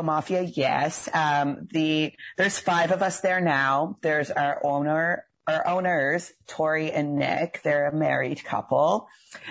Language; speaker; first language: English; native; English